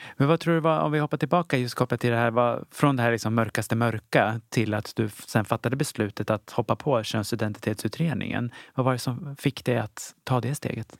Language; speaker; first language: Swedish; native; Swedish